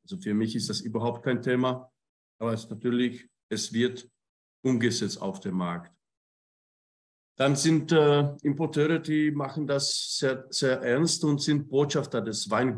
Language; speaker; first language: German; non-native, fluent; Czech